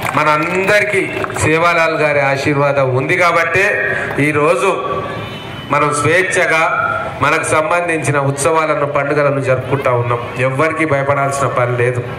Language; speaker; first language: Telugu; non-native, local second language; Lambadi